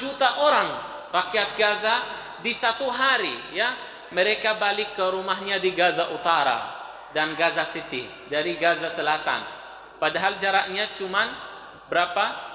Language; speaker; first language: Indonesian; non-native, fluent; Arabic